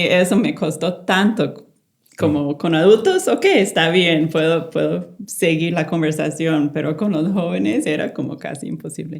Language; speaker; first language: Spanish; non-native, fluent; English